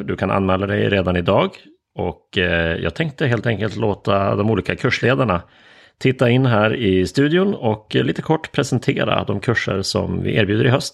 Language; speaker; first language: Swedish; native; Swedish